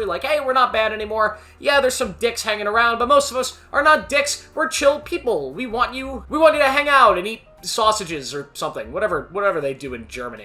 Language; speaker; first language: English; native; English